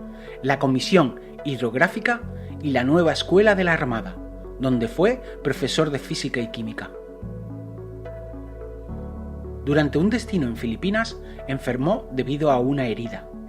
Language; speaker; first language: Spanish; native; Spanish